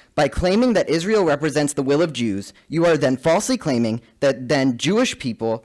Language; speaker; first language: English; native; English